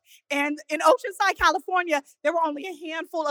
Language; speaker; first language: English; native; English